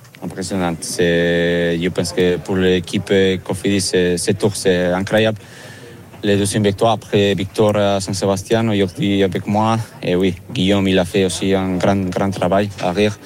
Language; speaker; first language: French; non-native, learner; Spanish